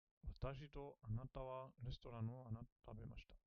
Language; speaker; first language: Japanese; non-native, learner; English